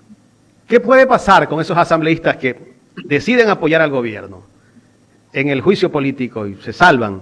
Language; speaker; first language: Spanish; native; Spanish